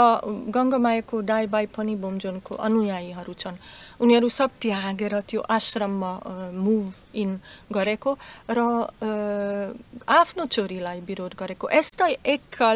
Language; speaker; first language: Nepali; non-native, fluent; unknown